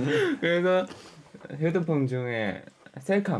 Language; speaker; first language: Korean; non-native, learner; Chinese